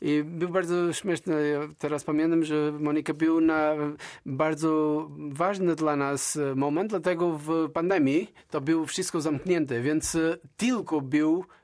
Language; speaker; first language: Polish; non-native, learner; Portuguese